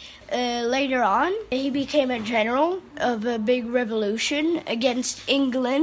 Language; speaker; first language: English; early bilingual, heritage; English